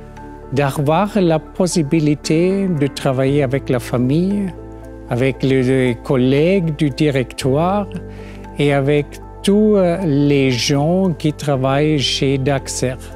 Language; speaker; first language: French; non-native, fluent; German